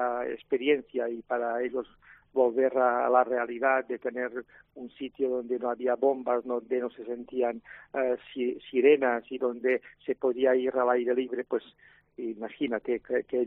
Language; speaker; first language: Spanish; non-native, local second language; Catalan